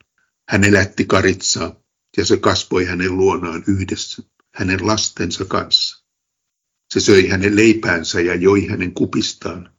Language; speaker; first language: Finnish; native; Finnish